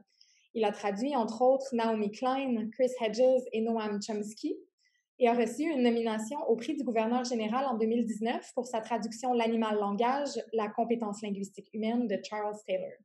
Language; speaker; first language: French; native; French